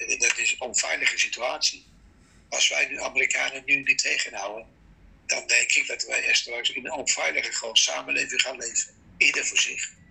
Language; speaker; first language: Dutch; non-native, fluent; Persian